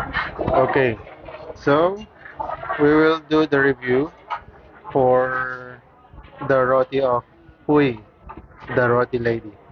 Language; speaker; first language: English; non-native, fluent; Thai